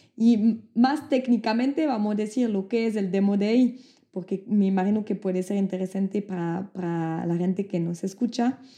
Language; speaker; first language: Spanish; non-native, fluent; French